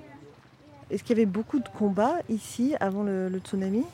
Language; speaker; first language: French; native; French